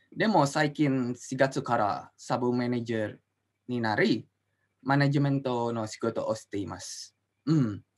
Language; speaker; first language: Japanese; non-native, learner; Indonesian